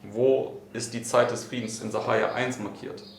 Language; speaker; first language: German; native; German